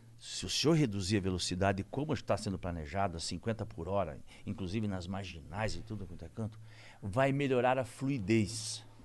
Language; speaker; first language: Portuguese; native; Portuguese